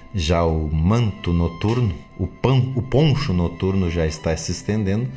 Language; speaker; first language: Portuguese; native; Portuguese